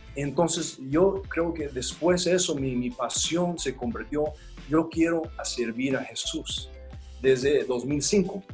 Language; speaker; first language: Spanish; early bilingual, heritage; Spanish